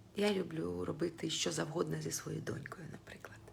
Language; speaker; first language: Ukrainian; non-native, local second language; Russian